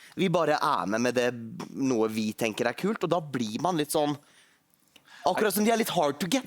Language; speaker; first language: Norwegian; native; Norwegian